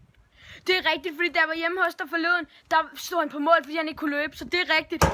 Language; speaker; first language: Danish; native; Danish